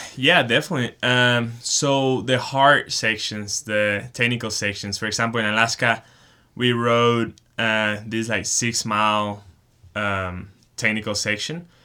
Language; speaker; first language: English; non-native, fluent; Spanish